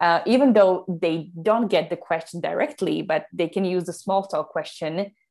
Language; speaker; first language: English; non-native, fluent; Slovak